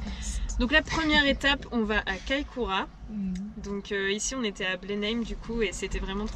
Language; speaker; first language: French; native; French